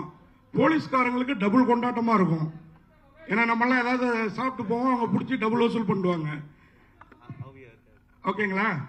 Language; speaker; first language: Tamil; native; Tamil